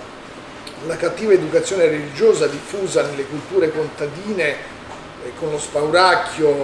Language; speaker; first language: Italian; native; Italian